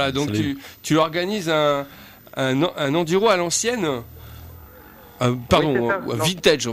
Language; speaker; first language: French; native; French